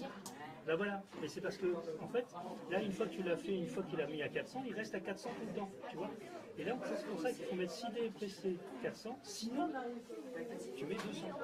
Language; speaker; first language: French; native; French